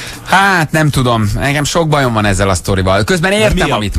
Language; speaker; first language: Hungarian; native; Hungarian